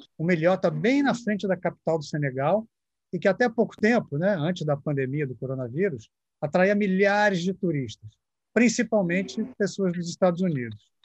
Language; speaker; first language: Portuguese; native; Portuguese